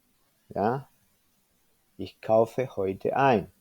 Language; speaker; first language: German; non-native, fluent; Spanish